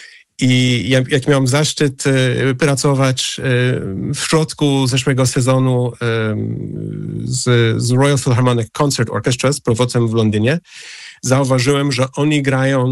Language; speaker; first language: Polish; non-native, fluent; English